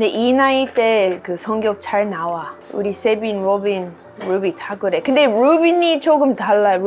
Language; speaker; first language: Korean; non-native, learner; English